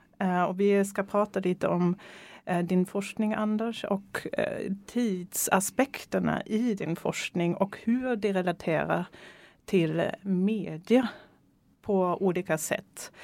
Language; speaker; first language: Swedish; non-native, fluent; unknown